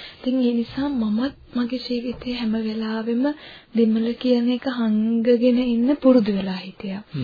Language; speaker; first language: Sinhala; non-native, local second language; Tamil